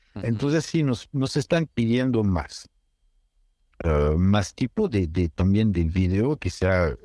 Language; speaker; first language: Spanish; non-native, fluent; French